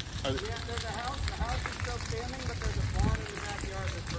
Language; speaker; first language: English; native; English